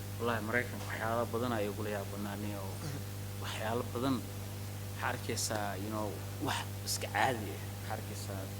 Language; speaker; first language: Somali; early bilingual, heritage; Somali